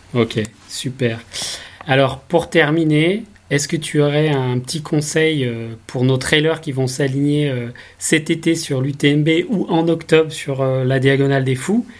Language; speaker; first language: French; native; French